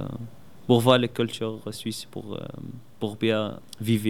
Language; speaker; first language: French; non-native, learner; Arabic